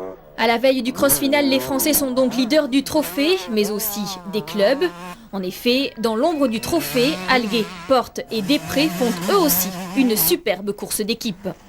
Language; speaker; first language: French; native; French